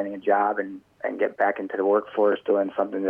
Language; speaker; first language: English; native; English